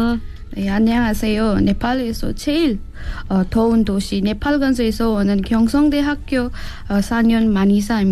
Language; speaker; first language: Korean; non-native, learner; Nepali